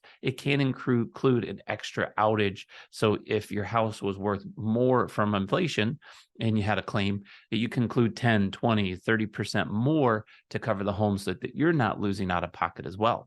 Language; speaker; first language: English; native; English